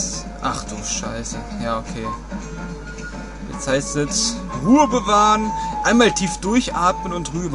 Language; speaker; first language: German; native; German